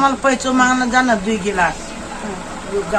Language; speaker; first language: Nepali; non-native, local second language; Maithili